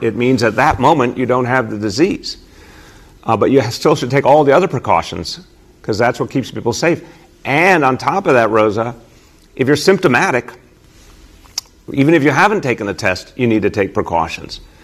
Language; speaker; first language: English; native; English